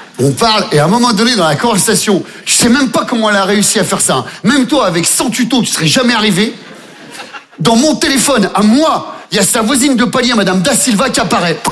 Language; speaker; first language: French; native; French